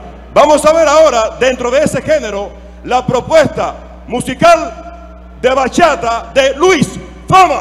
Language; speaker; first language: Spanish; native; Spanish